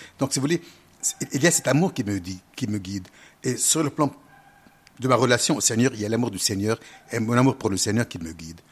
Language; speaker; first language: French; non-native, local second language; Arabic